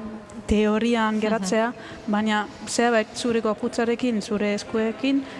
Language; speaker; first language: Basque; non-native, fluent; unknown